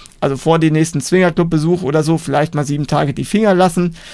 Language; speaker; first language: German; native; German